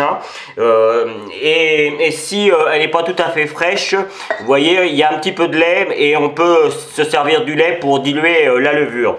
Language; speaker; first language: French; native; French